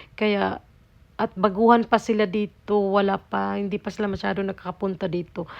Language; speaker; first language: Filipino; native; Filipino